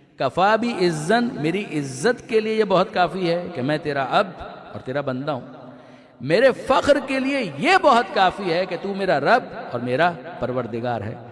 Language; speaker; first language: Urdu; non-native, local second language; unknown